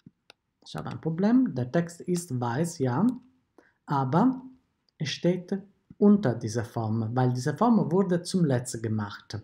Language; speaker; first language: German; non-native, fluent; Italian